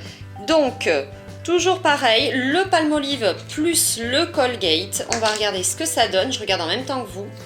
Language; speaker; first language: French; native; French